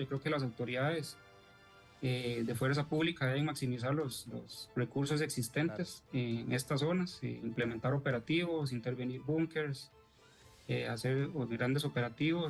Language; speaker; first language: Spanish; native; Spanish